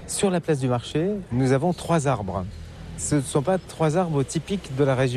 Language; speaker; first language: French; native; French